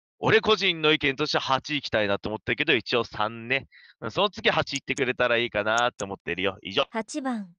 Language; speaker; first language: Japanese; native; Japanese